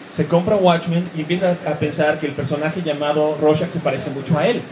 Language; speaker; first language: Spanish; native; Spanish